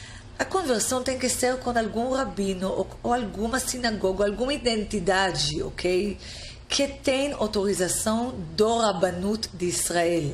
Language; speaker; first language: Portuguese; non-native, fluent; Hebrew